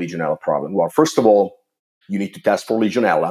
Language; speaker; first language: English; non-native, fluent; Italian